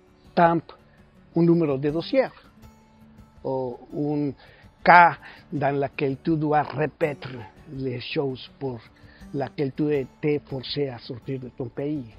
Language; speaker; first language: French; non-native, fluent; Spanish